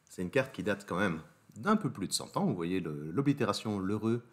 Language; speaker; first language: French; native; French